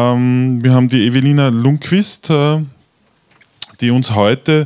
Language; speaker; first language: German; native; German